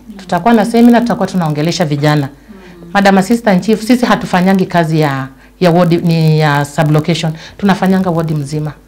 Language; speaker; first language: Swahili; non-native, local second language; Luyia